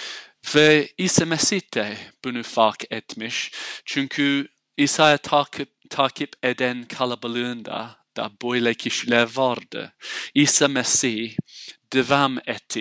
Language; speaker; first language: Turkish; non-native, fluent; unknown